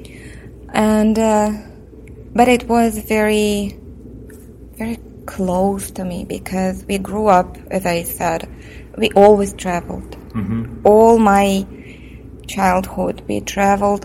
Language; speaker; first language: English; non-native, fluent; Russian